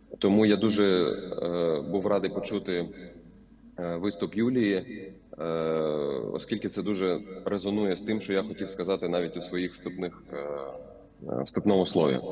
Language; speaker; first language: Ukrainian; native; Ukrainian